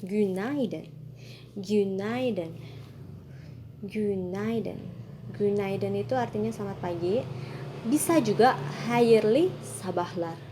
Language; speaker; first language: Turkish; non-native, fluent; Indonesian